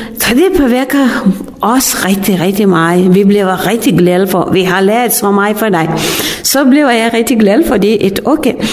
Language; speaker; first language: Danish; non-native, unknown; Pashto